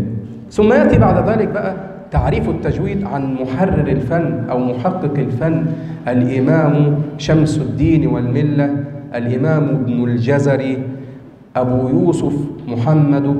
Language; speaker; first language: Arabic; native; Arabic